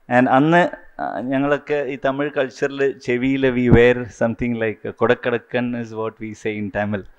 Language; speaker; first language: Malayalam; non-native, local second language; Tamil